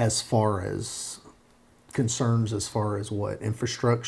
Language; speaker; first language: English; native; English